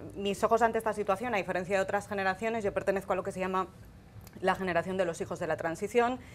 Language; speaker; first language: Spanish; native; Spanish